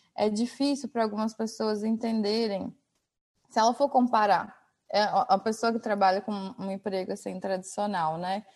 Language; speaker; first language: Portuguese; native; Portuguese